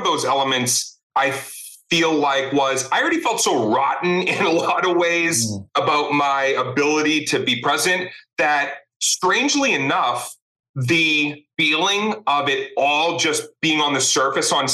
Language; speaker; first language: English; native; English